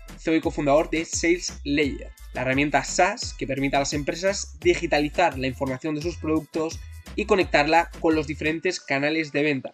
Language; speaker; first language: Spanish; native; Spanish